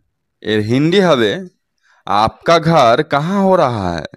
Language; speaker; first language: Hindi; non-native, fluent; Bangla